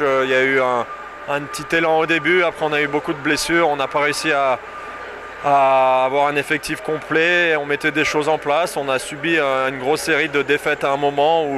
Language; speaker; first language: French; native; French